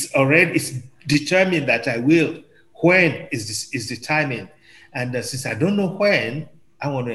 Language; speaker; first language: English; non-native, local second language; Yoruba